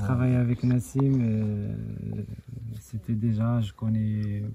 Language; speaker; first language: French; non-native, local second language; Arabic